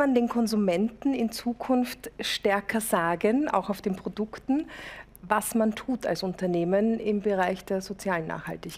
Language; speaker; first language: German; native; German